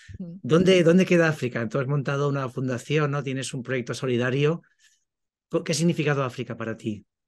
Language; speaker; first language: Spanish; native; Spanish